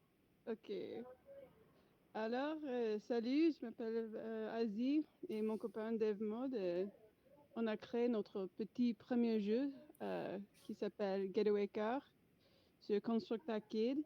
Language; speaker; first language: French; non-native, fluent; English